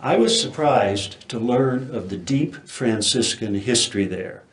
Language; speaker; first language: English; native; English